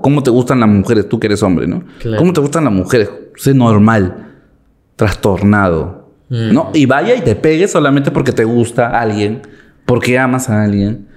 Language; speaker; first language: Spanish; native; Spanish